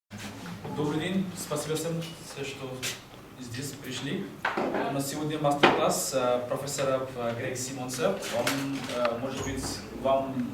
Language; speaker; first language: Russian; non-native, fluent; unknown